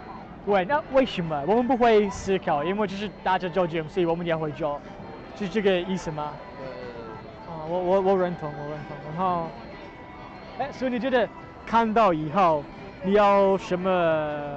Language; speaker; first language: Chinese; non-native, learner; English